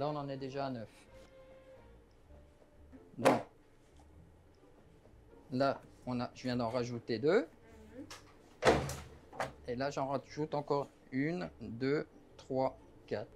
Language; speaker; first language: French; native; French